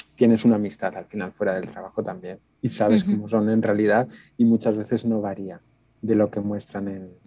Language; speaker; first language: Spanish; native; Spanish